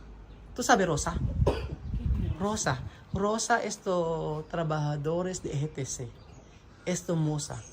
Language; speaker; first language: Spanish; non-native, learner; Filipino